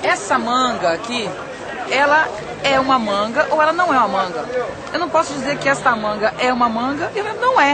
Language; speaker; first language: Portuguese; native; Portuguese